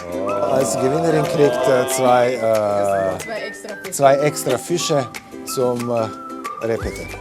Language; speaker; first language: German; non-native, learner; Slovenian